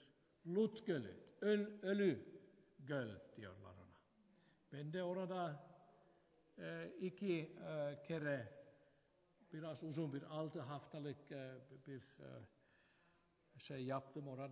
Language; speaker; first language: Turkish; non-native, fluent; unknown